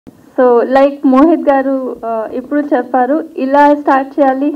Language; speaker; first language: Telugu; non-native, local second language; Hindi